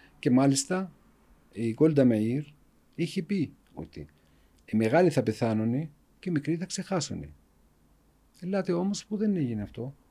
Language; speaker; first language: Greek; non-native, fluent; Arabic